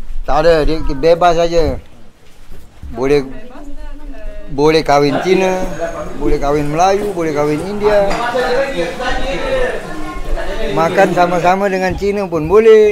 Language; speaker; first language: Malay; non-native, local second language; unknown